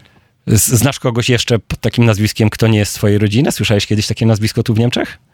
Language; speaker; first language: Polish; native; Polish